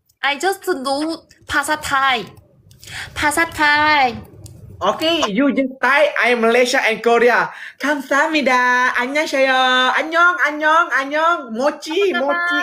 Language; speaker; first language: English; non-native, learner; Malay